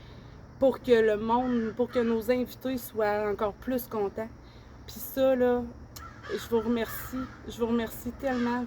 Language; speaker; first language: French; native; French